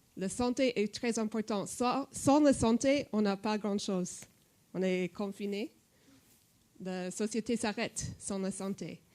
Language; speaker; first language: French; non-native, fluent; English